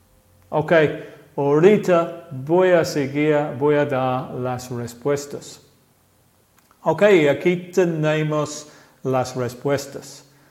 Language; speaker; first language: Spanish; non-native, fluent; English